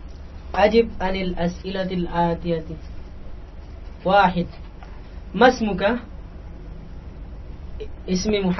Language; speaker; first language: Arabic; non-native, learner; Indonesian